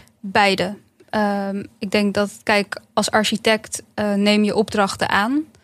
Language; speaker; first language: Dutch; early bilingual, other home language; Bosnian